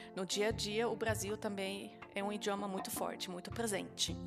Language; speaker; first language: Portuguese; non-native, fluent; German